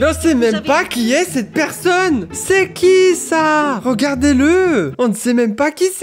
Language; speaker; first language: French; native; French